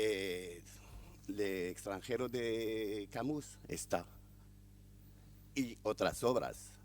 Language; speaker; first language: Spanish; non-native, fluent; Arabic